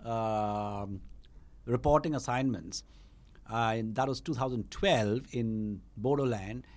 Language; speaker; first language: English; non-native, local second language; Bangla